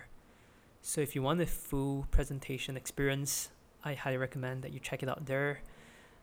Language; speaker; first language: English; non-native, local second language; Chinese